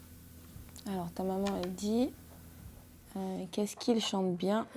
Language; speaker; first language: French; native; French